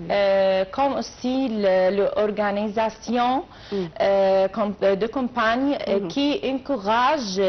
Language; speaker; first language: French; non-native, learner; Arabic